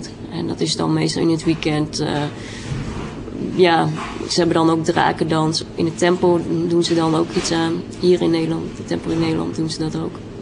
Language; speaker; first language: Dutch; early bilingual, other home language; Vietnamese